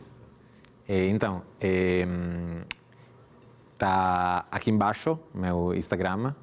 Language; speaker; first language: Portuguese; non-native, fluent; Italian